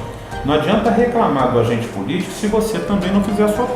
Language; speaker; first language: Portuguese; native; Portuguese